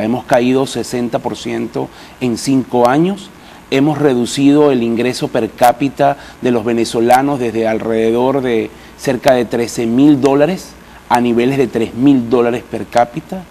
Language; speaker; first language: Spanish; native; Spanish